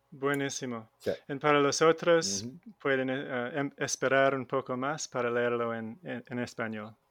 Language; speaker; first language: Spanish; non-native, learner; English